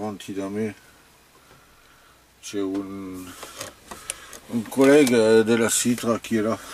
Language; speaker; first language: Italian; non-native, fluent; French